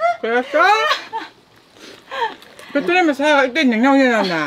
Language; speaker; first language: Korean; native; Korean